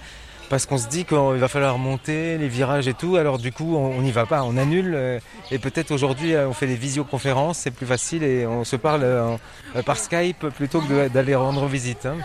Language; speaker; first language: French; native; French